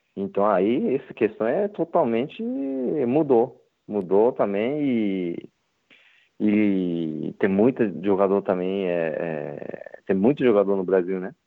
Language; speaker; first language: Portuguese; non-native, learner; Japanese